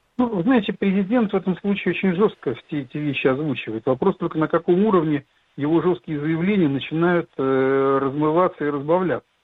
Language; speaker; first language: Russian; native; Russian